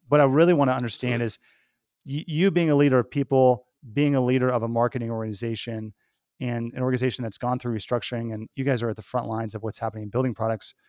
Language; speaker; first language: English; native; English